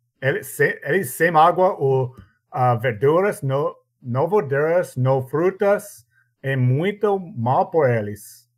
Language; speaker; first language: Portuguese; non-native, learner; English